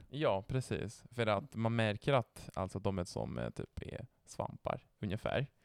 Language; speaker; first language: Swedish; non-native, fluent; Italian